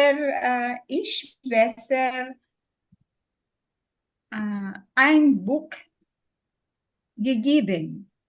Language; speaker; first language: German; non-native, learner; Filipino